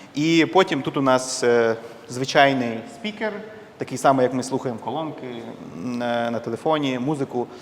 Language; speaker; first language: Ukrainian; native; Ukrainian